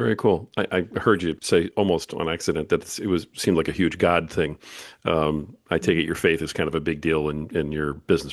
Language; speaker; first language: English; native; English